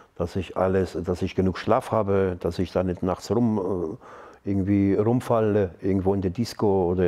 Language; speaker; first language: German; non-native, fluent; Polish